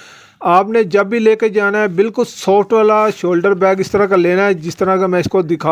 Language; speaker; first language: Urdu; non-native, local second language; Punjabi